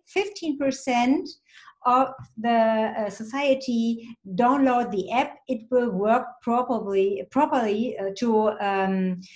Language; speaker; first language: English; non-native, fluent; German